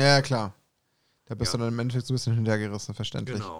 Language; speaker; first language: German; native; German